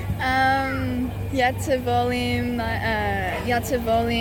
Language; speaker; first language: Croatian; early bilingual, heritage; Croatian